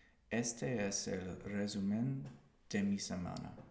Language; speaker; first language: Spanish; non-native, learner; English